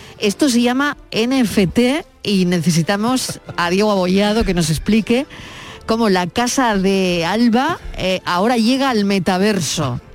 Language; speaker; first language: Spanish; native; Spanish